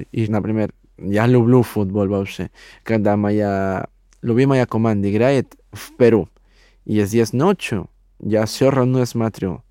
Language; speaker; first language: Russian; non-native, learner; Spanish